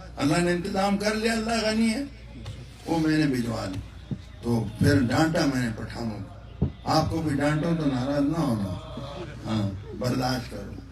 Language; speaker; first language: Urdu; non-native, local second language; Northern Hindko